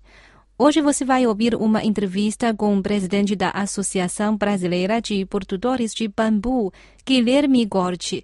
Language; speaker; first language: Portuguese; non-native, fluent; Chinese